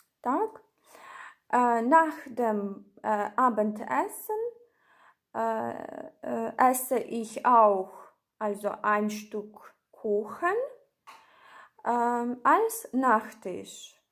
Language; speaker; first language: German; non-native, fluent; Ukrainian